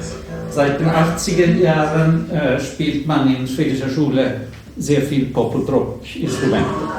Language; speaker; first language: German; non-native, learner; Swedish